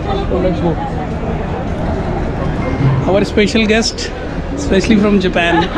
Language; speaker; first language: English; non-native, local second language; Hindi